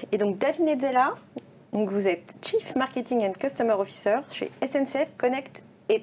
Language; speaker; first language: French; native; French